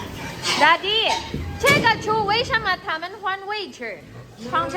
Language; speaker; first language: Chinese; non-native, learner; Filipino